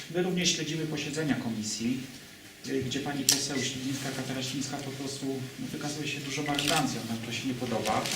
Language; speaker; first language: Polish; native; Polish